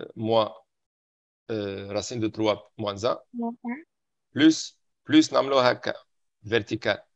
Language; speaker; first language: French; non-native, local second language; Arabic